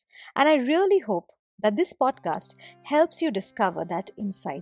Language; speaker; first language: English; non-native, local second language; Bangla